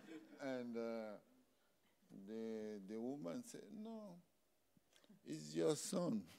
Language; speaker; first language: English; non-native, learner; French